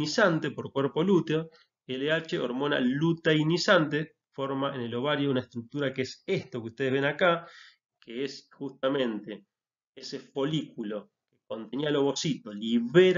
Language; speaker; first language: Spanish; native; Spanish